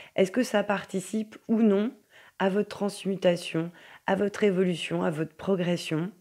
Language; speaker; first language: French; native; French